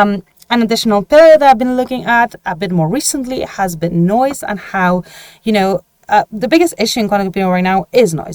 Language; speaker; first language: English; non-native, fluent; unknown